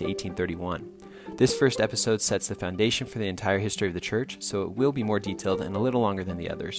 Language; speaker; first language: English; native; English